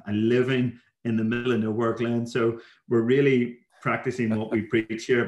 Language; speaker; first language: English; native; English